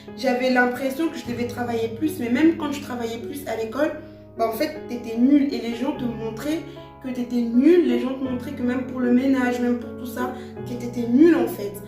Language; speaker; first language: French; early bilingual, other home language; Lingala